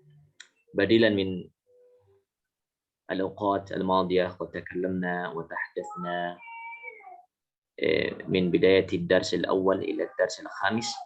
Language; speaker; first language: Arabic; non-native, fluent; Indonesian